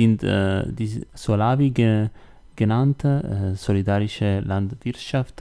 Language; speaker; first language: German; non-native, learner; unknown